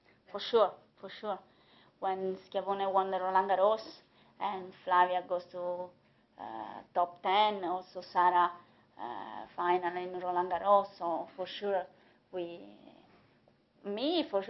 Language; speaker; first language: English; non-native, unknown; Italian